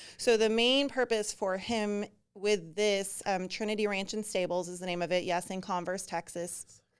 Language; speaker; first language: English; native; English